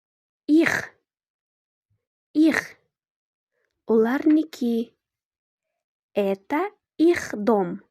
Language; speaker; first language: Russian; non-native, fluent; Uzbek